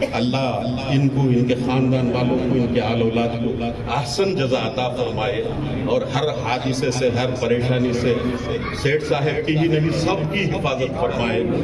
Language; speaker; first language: Urdu; native; Urdu